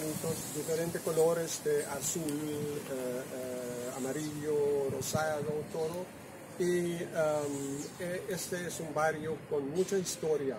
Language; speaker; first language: Spanish; non-native, local second language; Papiamento